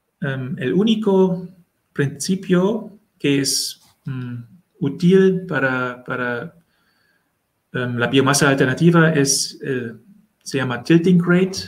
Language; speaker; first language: Spanish; non-native, learner; German